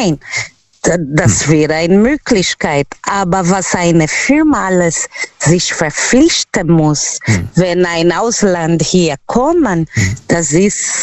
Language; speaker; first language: German; non-native, learner; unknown